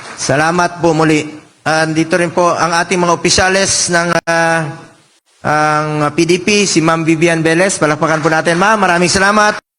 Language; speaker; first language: Filipino; non-native, local second language; Cebuano